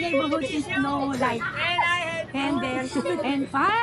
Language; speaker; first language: English; non-native, local second language; Filipino